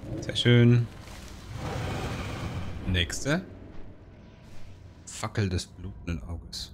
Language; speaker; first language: German; native; German